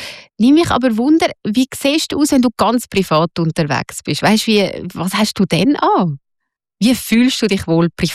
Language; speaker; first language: German; native; German